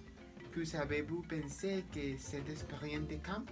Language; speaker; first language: French; non-native, learner; Spanish